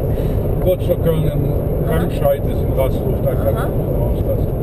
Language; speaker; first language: German; native; German